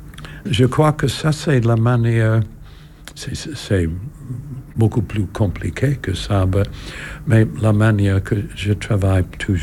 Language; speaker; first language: French; non-native, learner; English